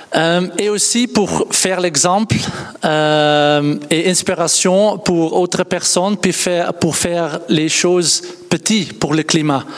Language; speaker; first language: French; non-native, learner; Dutch